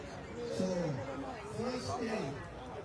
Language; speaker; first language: English; non-native, learner; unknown